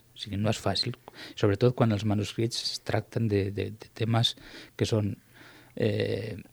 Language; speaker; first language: Catalan; non-native, local second language; Spanish